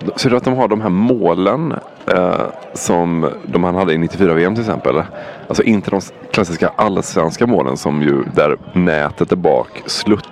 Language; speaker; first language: Swedish; native; Swedish